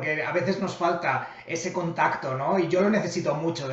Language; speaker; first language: Spanish; native; Spanish